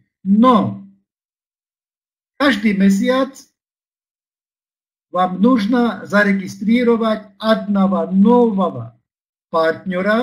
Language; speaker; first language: Russian; non-native, learner; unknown